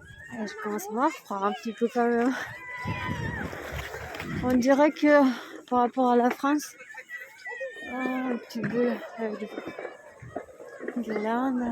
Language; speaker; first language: French; non-native, fluent; Russian